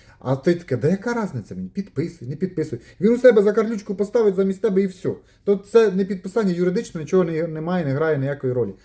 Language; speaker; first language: Ukrainian; non-native, local second language; Russian